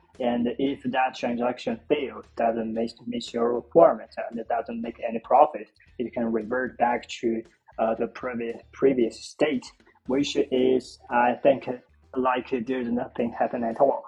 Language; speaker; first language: English; non-native, fluent; Chinese